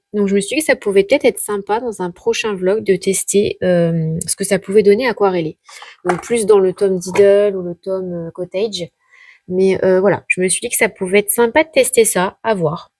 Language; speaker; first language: French; native; French